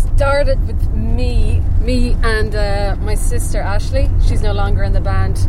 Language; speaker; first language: English; native; English